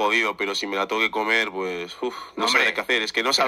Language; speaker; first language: Spanish; early bilingual, other home language; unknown